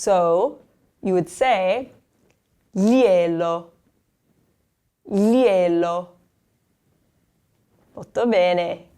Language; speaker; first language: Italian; non-native, fluent; English